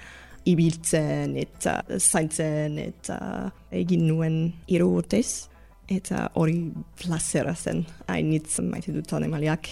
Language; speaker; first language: Basque; non-native, fluent; English